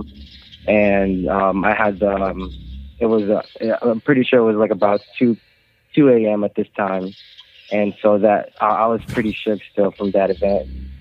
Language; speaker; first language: English; non-native, local second language; Filipino